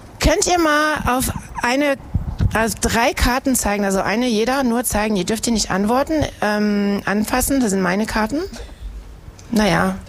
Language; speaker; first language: German; non-native, fluent; French